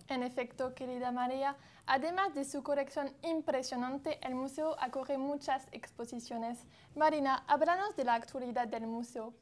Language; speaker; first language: Spanish; non-native, fluent; French